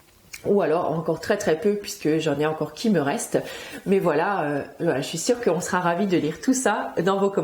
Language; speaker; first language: French; native; French